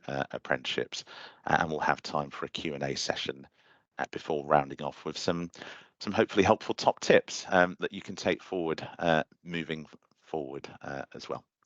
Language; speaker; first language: English; native; English